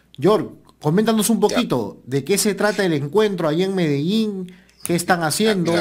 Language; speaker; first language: Spanish; native; Spanish